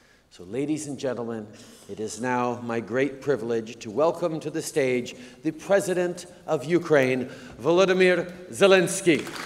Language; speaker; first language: English; native; English